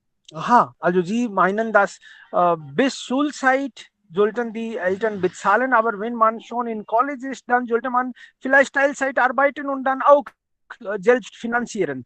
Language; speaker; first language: German; non-native, fluent; Hindi